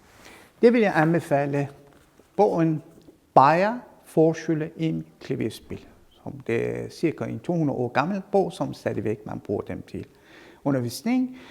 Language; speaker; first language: Danish; non-native, fluent; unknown